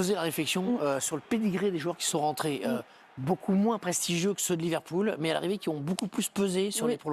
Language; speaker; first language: French; native; French